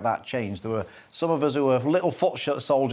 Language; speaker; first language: English; native; English